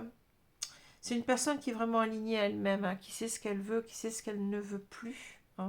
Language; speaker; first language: French; native; French